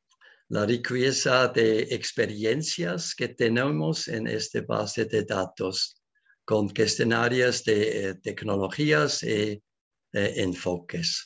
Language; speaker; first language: Spanish; non-native, learner; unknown